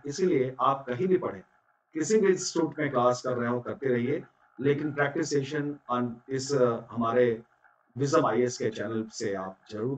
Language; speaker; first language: Hindi; native; Hindi